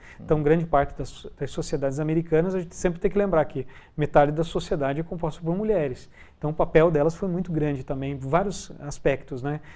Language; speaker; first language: Portuguese; native; Portuguese